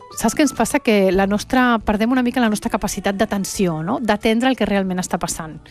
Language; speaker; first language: Catalan; early bilingual, heritage; Catalan